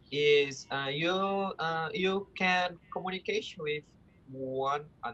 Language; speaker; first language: English; non-native, learner; Portuguese